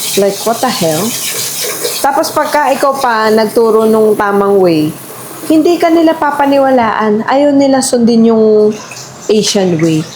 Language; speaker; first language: Filipino; native; Filipino